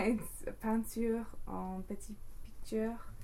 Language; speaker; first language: French; non-native, learner; English